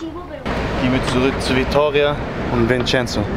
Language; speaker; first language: German; native; German